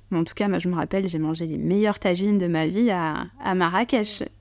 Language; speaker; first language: French; native; French